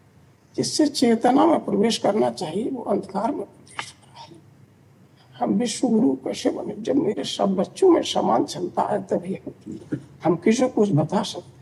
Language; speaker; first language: Hindi; native; Hindi